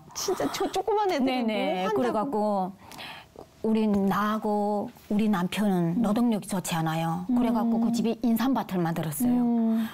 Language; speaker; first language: Korean; native; Korean